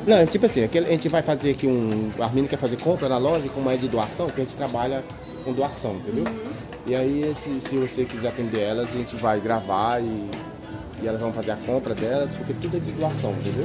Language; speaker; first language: Portuguese; native; Portuguese